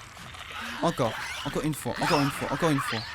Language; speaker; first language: French; native; French